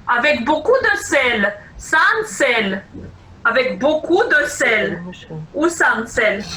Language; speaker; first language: French; non-native, fluent; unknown